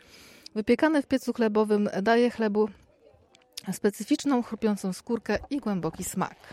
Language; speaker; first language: Polish; native; Polish